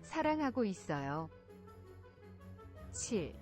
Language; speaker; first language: Korean; non-native, learner; English